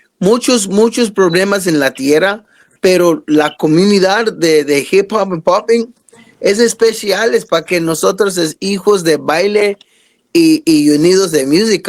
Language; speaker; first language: Spanish; non-native, learner; English